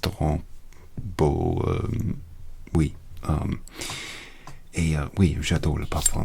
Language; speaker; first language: French; non-native, learner; English